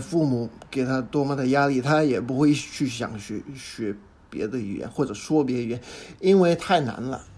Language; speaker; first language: Chinese; non-native, fluent; English